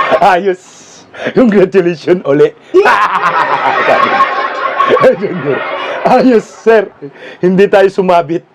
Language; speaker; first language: Filipino; non-native, local second language; Cebuano